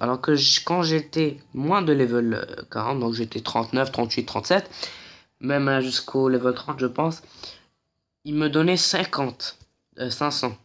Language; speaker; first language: French; native; French